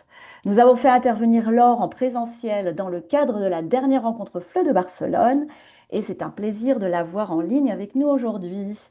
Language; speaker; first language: French; native; French